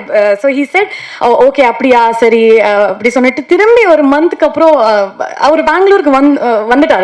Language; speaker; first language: Tamil; non-native, learner; Kannada